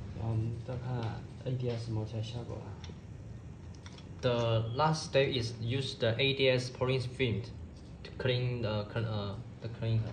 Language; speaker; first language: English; non-native, learner; Chinese